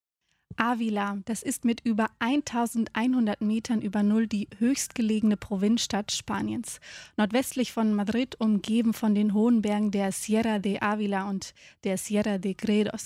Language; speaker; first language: German; native; German